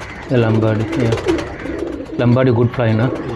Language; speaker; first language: English; non-native, fluent; Sinhala